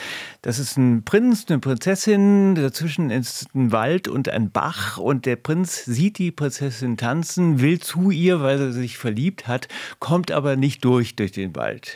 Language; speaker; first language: German; native; German